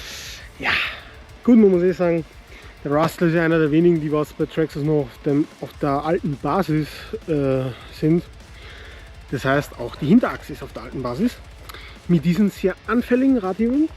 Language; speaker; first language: German; native; German